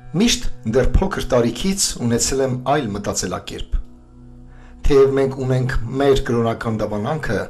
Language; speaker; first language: Armenian; non-native, local second language; Kurdish